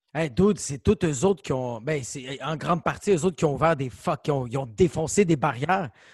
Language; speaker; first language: French; native; French